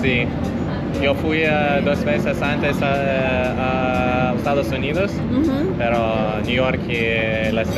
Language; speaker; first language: Spanish; non-native, learner; Lithuanian